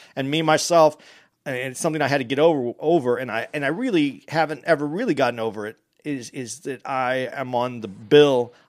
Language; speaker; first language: English; native; English